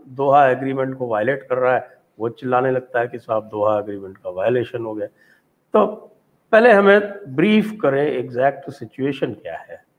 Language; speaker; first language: Hindi; native; Hindi